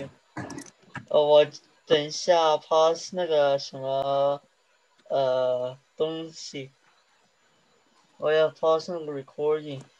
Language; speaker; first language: Chinese; early bilingual, heritage; Chinese